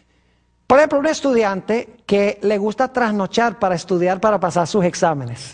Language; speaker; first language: Spanish; native; Spanish